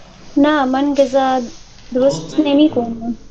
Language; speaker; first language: Persian; non-native, learner; Urdu